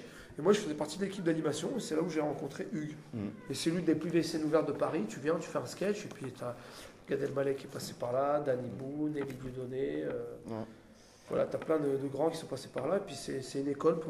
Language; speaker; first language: French; native; French